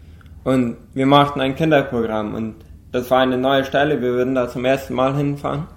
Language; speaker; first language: German; non-native, local second language; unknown